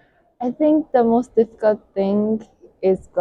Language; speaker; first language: English; non-native, fluent; Japanese